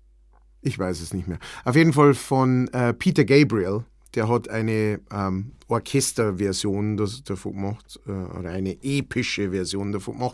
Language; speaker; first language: German; native; German